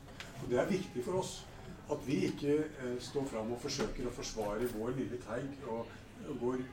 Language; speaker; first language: Norwegian; native; Norwegian